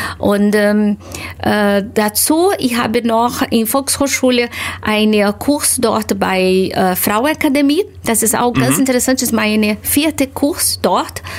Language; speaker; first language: German; non-native, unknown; Portuguese